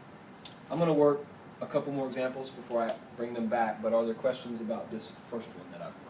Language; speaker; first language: English; native; English